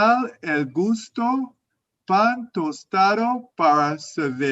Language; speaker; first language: Spanish; non-native, learner; English